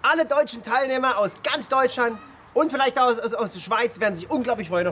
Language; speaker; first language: German; native; German